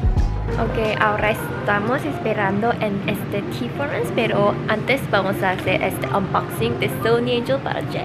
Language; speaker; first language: Spanish; non-native, fluent; Korean